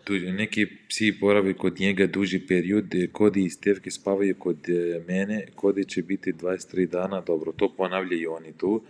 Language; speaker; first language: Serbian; non-native, learner; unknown